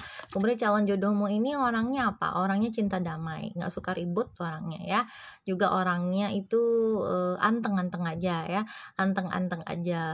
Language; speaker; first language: Indonesian; native; Indonesian